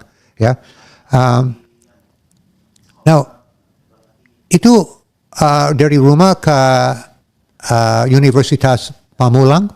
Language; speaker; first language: Indonesian; non-native, learner; English